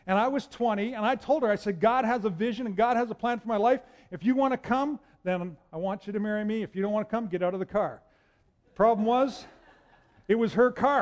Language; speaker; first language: English; native; English